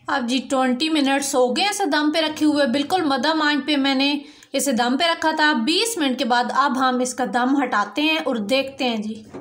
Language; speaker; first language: Urdu; native; Urdu